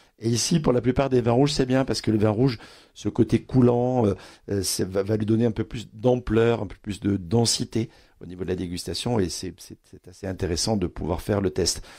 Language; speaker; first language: French; native; French